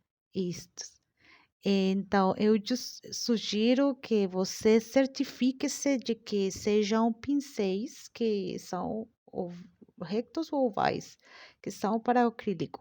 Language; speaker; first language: Portuguese; non-native, learner; Spanish